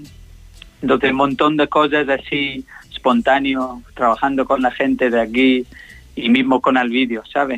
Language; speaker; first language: Spanish; non-native, learner; English